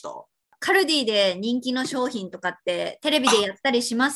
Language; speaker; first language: Japanese; native; Japanese